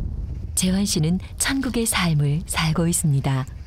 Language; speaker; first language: Korean; native; Korean